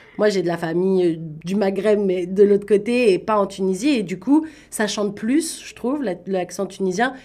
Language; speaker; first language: French; native; French